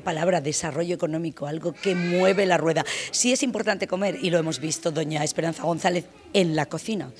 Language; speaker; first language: Spanish; native; Spanish